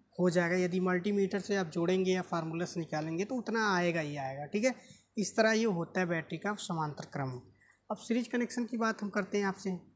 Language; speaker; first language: Hindi; native; Hindi